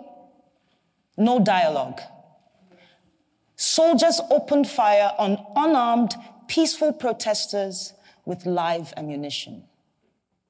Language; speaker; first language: English; non-native, local second language; Igbo